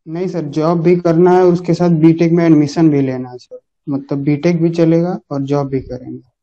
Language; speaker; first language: Hindi; native; Hindi